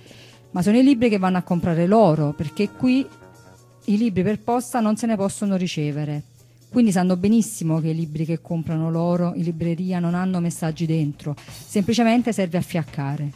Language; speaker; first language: Italian; native; Italian